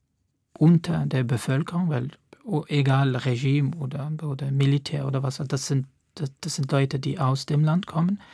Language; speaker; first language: German; non-native, fluent; Arabic